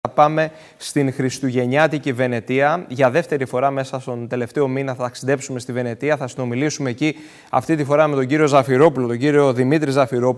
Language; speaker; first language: Greek; native; Greek